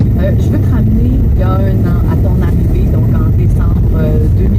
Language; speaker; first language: French; native; French